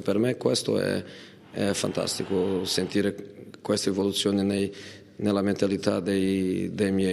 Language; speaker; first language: Italian; non-native, fluent; Portuguese